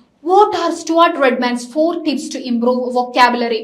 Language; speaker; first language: English; non-native, local second language; Malayalam